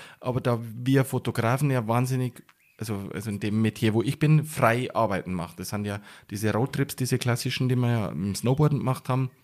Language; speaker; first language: German; native; German